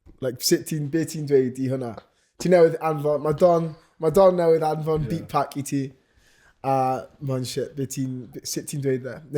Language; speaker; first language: Welsh; native; Welsh